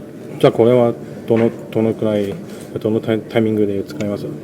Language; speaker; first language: Japanese; non-native, learner; Chinese